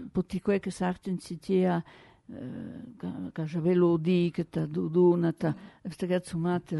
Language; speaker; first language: Basque; native; Basque